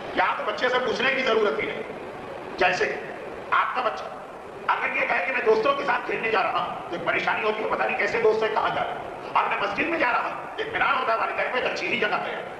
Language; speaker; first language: Urdu; native; Urdu